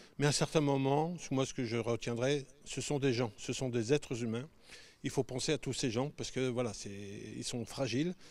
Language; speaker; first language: French; native; French